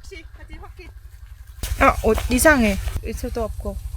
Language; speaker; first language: Korean; non-native, learner; Vietnamese